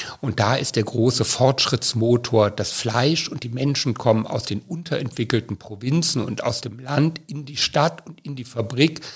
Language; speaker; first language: German; native; German